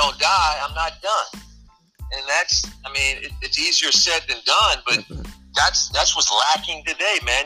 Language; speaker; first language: English; native; English